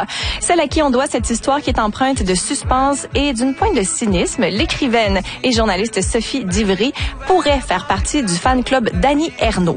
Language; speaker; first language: French; native; French